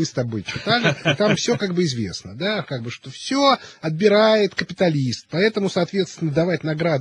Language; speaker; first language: Russian; native; Russian